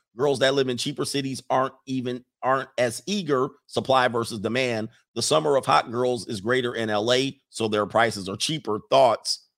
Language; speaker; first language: English; native; English